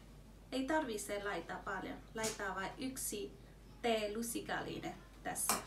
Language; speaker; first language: Finnish; non-native, learner; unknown